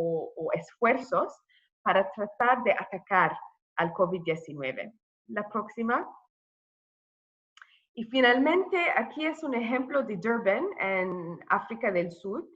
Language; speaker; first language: Spanish; non-native, fluent; English